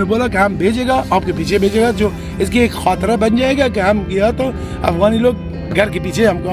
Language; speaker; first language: Hindi; non-native, local second language; Baluchi